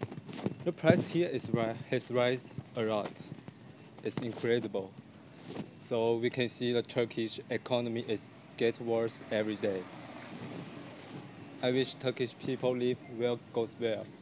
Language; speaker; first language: English; non-native, learner; Chinese